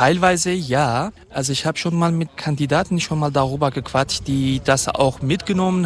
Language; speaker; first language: German; non-native, fluent; Kurdish